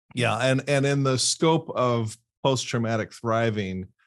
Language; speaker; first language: English; native; English